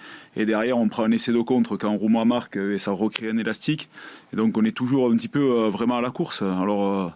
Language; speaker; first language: French; native; French